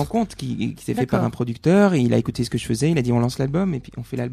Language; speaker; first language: French; native; French